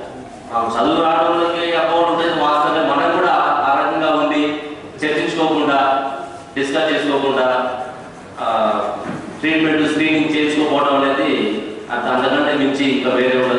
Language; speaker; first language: Telugu; native; Telugu